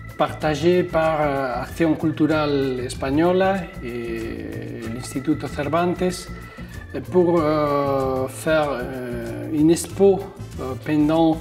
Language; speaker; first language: French; non-native, fluent; Spanish